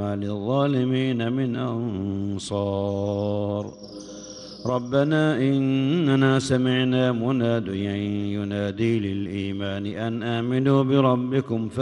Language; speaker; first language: Arabic; native; Arabic